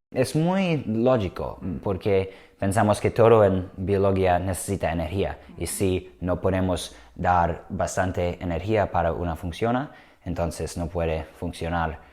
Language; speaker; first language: Spanish; non-native, learner; English